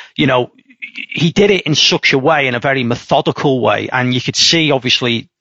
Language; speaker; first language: English; native; English